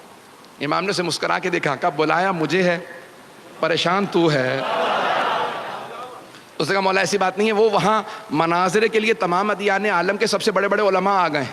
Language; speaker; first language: Urdu; native; Urdu